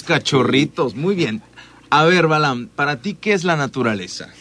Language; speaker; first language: Spanish; native; Spanish